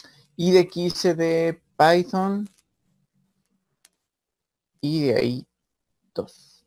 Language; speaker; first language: Spanish; native; Spanish